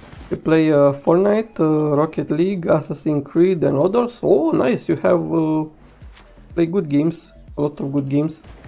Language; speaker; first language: English; non-native, fluent; Romanian